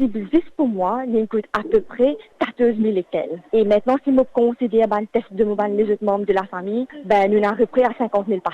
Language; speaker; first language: French; non-native, local second language; Morisyen